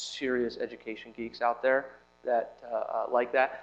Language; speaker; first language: English; native; English